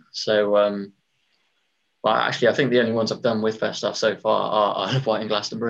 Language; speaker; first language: English; native; English